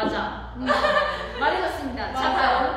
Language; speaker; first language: Korean; non-native, fluent; Indonesian